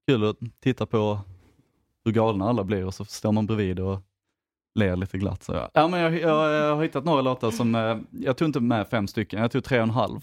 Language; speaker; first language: Swedish; native; Swedish